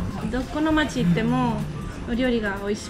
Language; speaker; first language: Japanese; non-native, fluent; Spanish